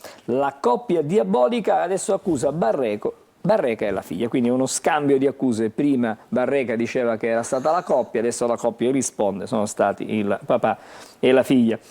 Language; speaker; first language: Italian; native; Italian